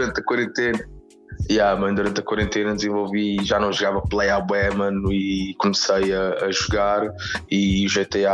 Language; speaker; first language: Portuguese; native; Portuguese